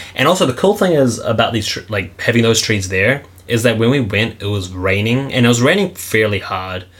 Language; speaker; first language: English; native; English